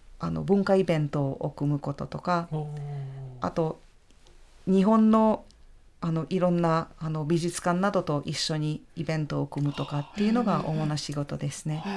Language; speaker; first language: Japanese; non-native, fluent; Hungarian